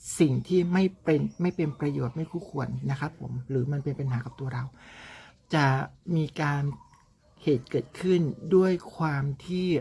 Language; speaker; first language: Thai; native; Thai